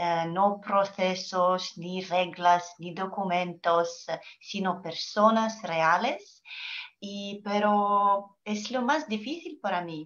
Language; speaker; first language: Spanish; non-native, learner; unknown